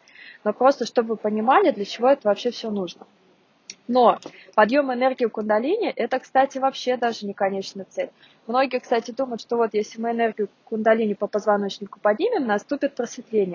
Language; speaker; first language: Russian; native; Russian